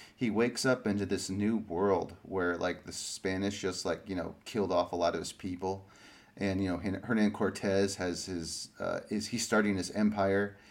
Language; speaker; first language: English; native; English